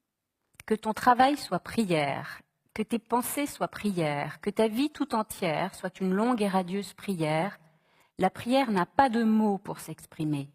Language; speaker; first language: French; native; French